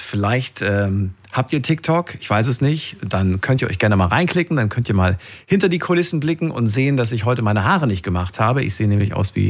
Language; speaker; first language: German; native; German